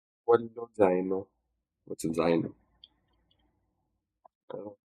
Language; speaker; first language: Italian; non-native, learner; English